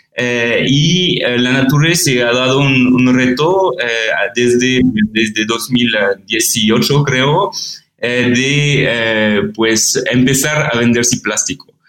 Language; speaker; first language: Spanish; non-native, fluent; French